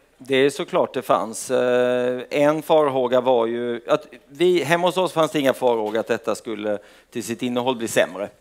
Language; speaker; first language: Swedish; native; Swedish